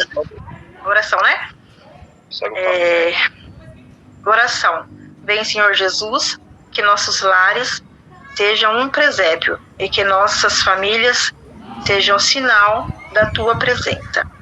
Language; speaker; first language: Portuguese; native; Portuguese